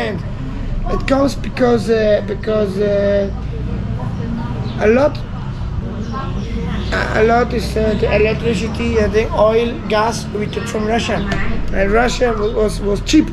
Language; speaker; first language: English; non-native, learner; Italian